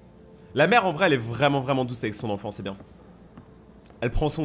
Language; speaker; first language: French; native; French